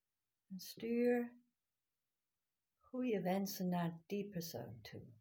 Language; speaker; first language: Dutch; non-native, fluent; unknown